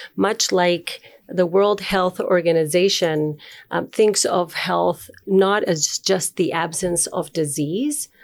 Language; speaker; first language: English; non-native, fluent; Spanish